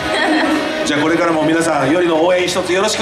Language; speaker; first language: Japanese; native; Japanese